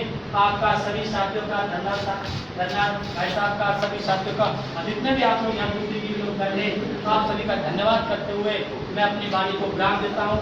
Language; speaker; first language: Hindi; native; Hindi